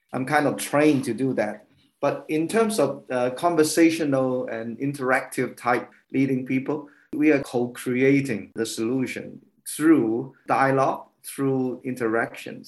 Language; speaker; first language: English; non-native, local second language; Cantonese